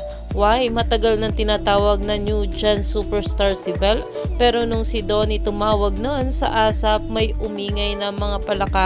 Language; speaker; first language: Filipino; native; Filipino